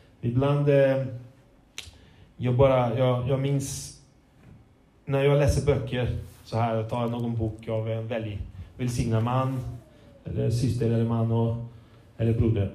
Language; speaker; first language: Swedish; non-native, fluent; Portuguese